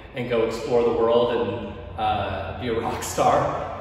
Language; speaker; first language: English; native; English